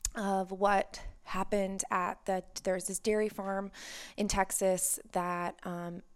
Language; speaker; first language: English; native; English